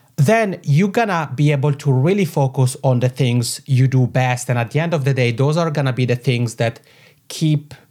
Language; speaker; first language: English; non-native, fluent; Italian